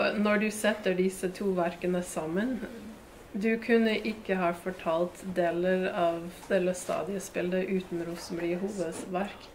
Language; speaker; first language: Norwegian; non-native, fluent; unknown